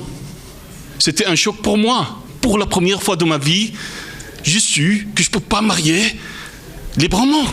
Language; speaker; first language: French; non-native, fluent; Arabic